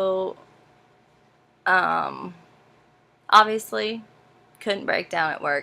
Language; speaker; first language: English; native; English